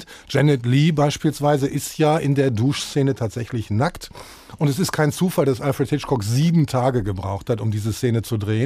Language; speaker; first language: German; native; German